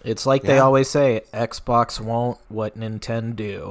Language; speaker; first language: English; native; English